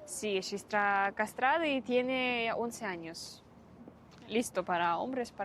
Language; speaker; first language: Spanish; non-native, fluent; Russian